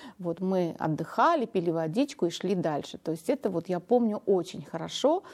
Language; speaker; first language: Russian; non-native, local second language; Armenian